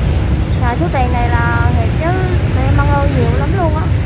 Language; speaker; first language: Vietnamese; native; Vietnamese